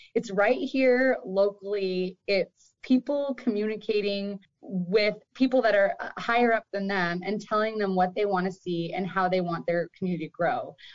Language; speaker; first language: English; native; English